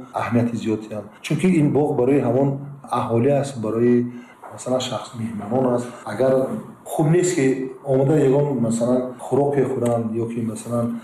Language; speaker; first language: Tajik; native; Tajik